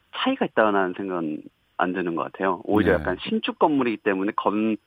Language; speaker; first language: Korean; native; Korean